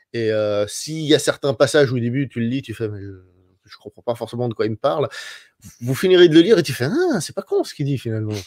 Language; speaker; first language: French; native; French